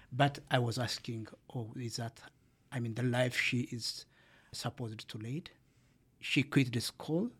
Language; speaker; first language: English; non-native, fluent; Amharic